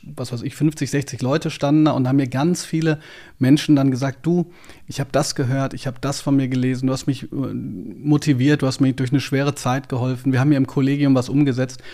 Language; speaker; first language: German; native; German